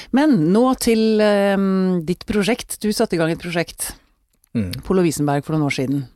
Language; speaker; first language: Norwegian; native; Norwegian